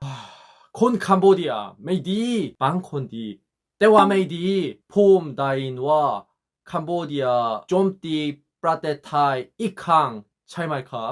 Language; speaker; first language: Thai; non-native, learner; Korean